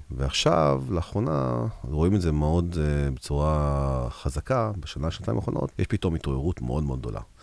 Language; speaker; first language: Hebrew; early bilingual, heritage; Hebrew